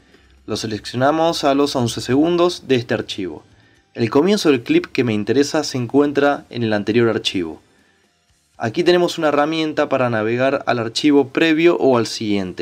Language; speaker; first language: Spanish; native; Spanish